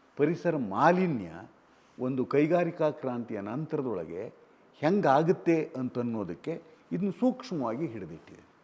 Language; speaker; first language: Kannada; native; Kannada